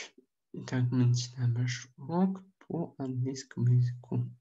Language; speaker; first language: French; non-native, learner; Russian